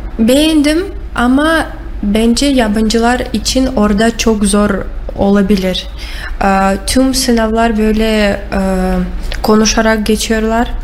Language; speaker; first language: Turkish; non-native, learner; Russian